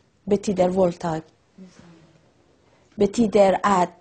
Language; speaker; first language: Swedish; non-native, learner; Persian